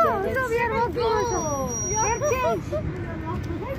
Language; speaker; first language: English; non-native, local second language; Filipino